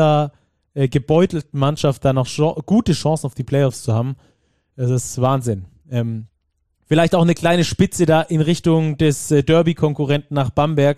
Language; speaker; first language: German; native; German